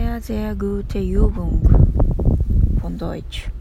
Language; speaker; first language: German; non-native, learner; Japanese